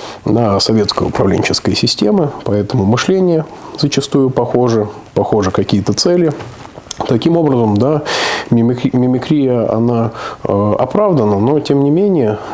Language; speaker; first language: Russian; native; Russian